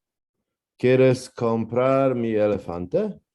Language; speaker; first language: Spanish; non-native, learner; English